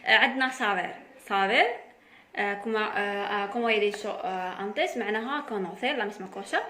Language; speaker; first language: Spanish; non-native, fluent; Arabic